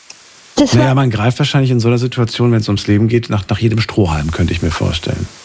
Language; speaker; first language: German; native; German